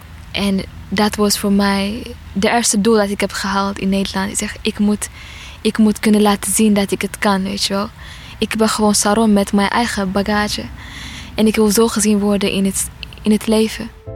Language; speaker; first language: Dutch; non-native, fluent; Tigrinya